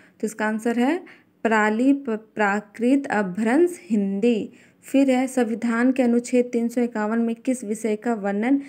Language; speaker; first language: Hindi; native; Hindi